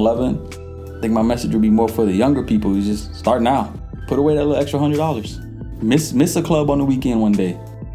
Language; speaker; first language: English; early bilingual, other home language; Jamaican Creole English